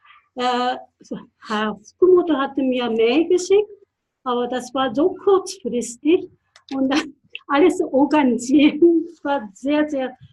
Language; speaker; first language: German; non-native, fluent; Japanese